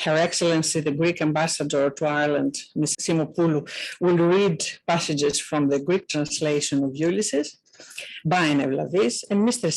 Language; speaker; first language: English; non-native, fluent; Greek